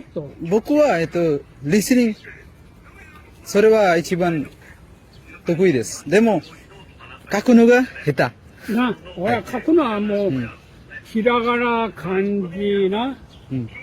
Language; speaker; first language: Japanese; non-native, learner; Bangla